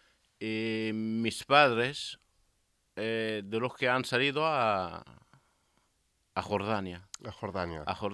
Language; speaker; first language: Spanish; non-native, learner; Arabic